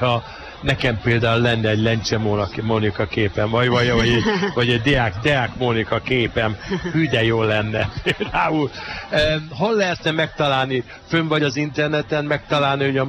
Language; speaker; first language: Hungarian; native; Hungarian